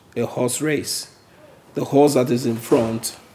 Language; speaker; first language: English; non-native, local second language; Yoruba